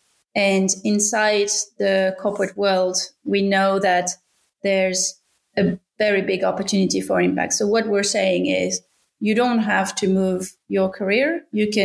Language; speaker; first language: English; non-native, fluent; French